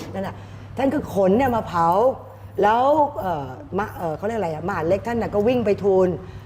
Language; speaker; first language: Thai; native; Thai